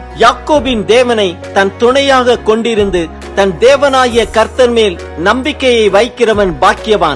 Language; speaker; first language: Tamil; native; Tamil